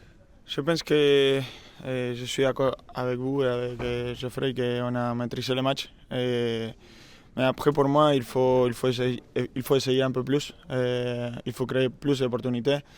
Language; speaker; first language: French; non-native, learner; Spanish